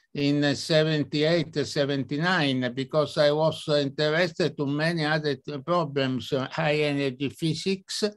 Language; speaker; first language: English; non-native, fluent; Italian